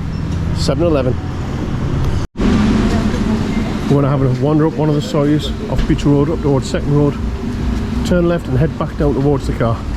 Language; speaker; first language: English; native; English